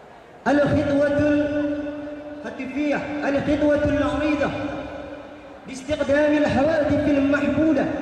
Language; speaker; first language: Arabic; non-native, learner; Indonesian